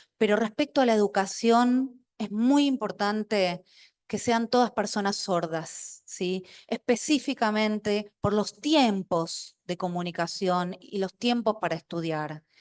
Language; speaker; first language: Spanish; non-native, local second language; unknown